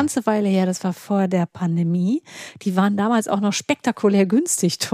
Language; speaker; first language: German; native; German